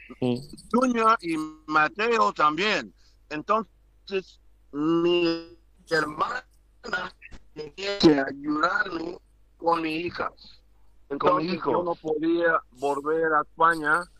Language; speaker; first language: Spanish; non-native, learner; English